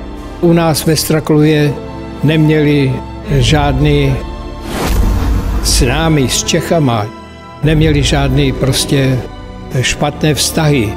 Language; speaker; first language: Czech; early bilingual, heritage; Czech